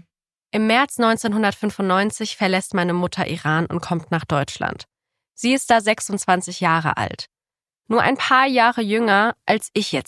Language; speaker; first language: German; early bilingual, other home language; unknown